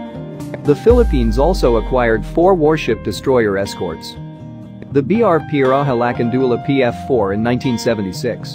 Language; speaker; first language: English; non-native, local second language; Filipino